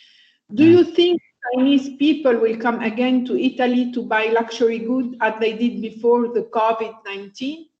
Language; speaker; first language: English; non-native, fluent; Italian